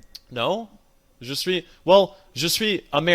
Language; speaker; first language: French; non-native, fluent; English